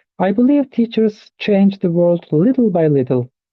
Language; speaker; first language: English; non-native, fluent; Turkish